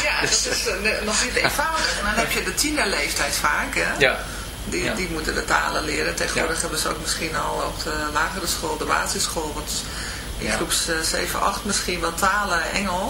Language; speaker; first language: Dutch; native; Dutch